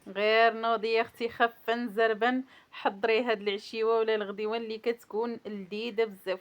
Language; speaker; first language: Arabic; native; Arabic